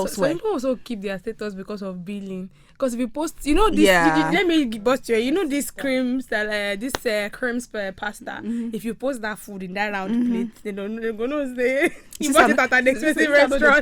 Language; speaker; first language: English; non-native, local second language; Yoruba